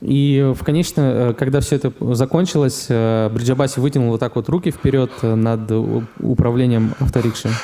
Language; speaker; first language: Russian; native; Russian